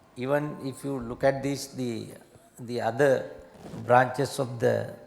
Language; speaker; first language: English; non-native, local second language; Sinhala